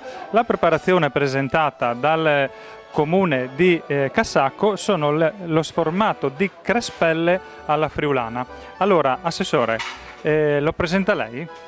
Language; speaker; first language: Italian; native; Italian